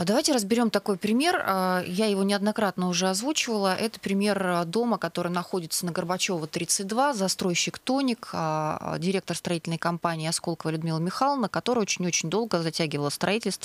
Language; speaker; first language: Russian; native; Russian